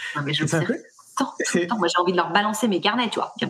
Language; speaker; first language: French; native; French